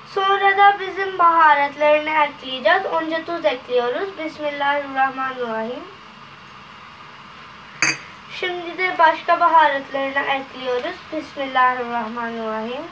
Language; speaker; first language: Turkish; non-native, learner; Urdu